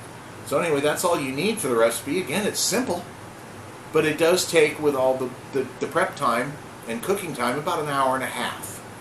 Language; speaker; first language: English; native; English